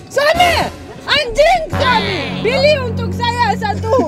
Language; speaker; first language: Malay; non-native, learner; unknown